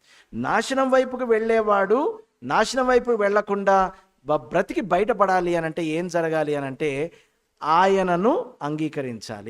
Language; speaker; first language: Telugu; native; Telugu